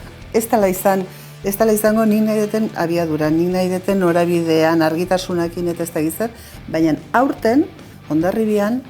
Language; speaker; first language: Basque; native; Basque